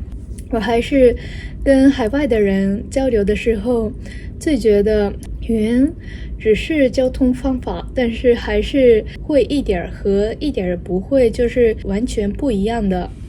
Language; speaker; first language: Chinese; non-native, learner; Japanese